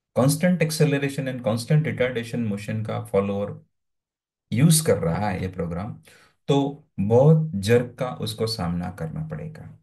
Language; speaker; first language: Hindi; non-native, local second language; Gujarati